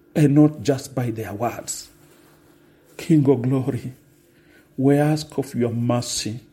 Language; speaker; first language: English; non-native, local second language; Swahili